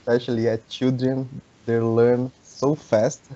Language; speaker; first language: English; non-native, learner; Portuguese